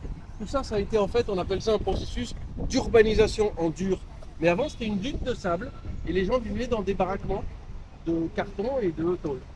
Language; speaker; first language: French; native; French